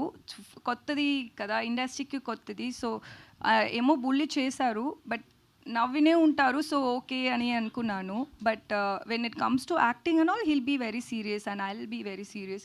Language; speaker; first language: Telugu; non-native, learner; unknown